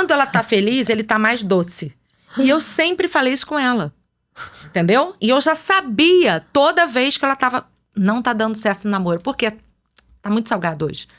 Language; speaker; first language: Portuguese; native; Portuguese